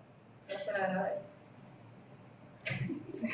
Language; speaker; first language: Spanish; native; Spanish